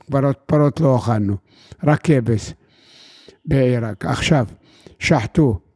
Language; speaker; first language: Hebrew; non-native, fluent; Arabic